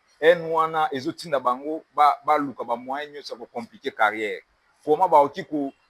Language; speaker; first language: Lingala; native; Lingala